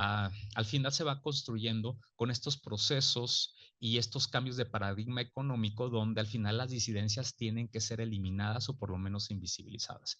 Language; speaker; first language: Spanish; native; Spanish